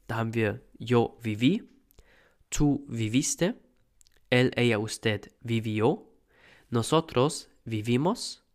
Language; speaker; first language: Spanish; non-native, fluent; German